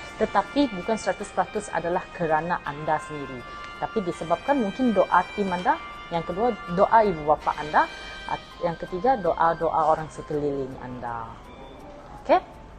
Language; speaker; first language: Malay; non-native, local second language; Iban